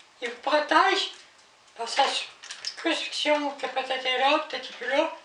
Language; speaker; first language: French; native; French